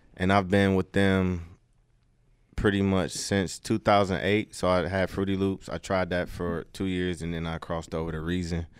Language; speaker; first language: English; native; English